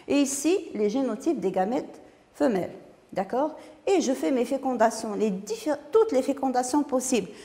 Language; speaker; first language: French; non-native, local second language; Arabic